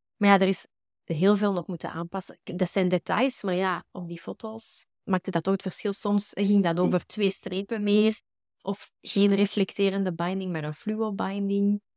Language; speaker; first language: Dutch; native; Dutch